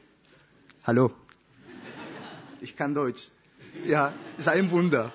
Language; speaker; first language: German; non-native, learner; Spanish